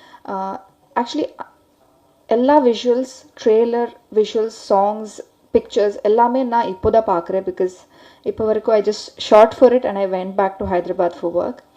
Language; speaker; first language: Tamil; non-native, learner; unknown